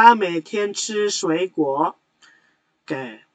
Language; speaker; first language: Chinese; non-native, fluent; Indonesian